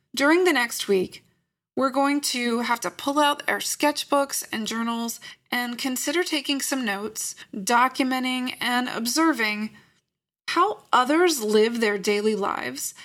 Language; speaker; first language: English; native; English